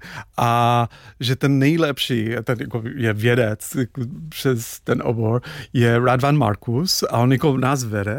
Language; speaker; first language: Czech; non-native, fluent; English